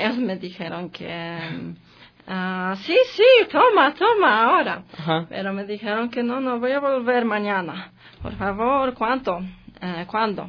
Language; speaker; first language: Spanish; non-native, learner; Polish